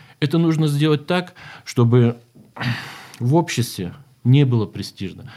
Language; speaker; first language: Russian; native; Russian